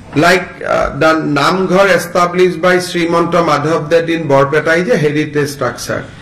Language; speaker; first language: English; non-native, local second language; Assamese